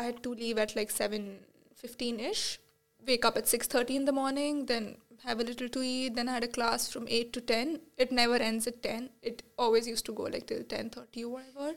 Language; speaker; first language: English; non-native, local second language; Marathi